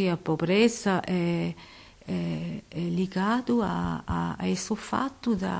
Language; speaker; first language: Portuguese; non-native, learner; Italian